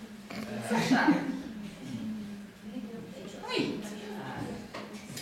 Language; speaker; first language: French; non-native, fluent; Russian